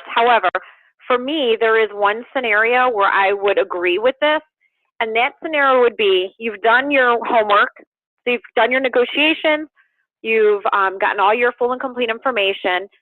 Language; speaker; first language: English; native; English